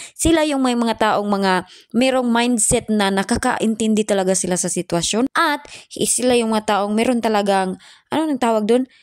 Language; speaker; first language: Filipino; non-native, local second language; Cebuano